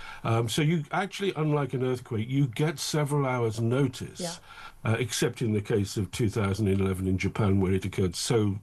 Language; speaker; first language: English; native; English